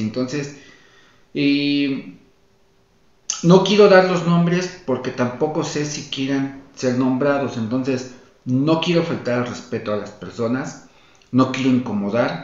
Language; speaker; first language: Spanish; native; Spanish